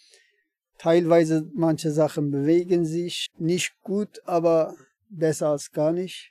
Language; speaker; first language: German; non-native, learner; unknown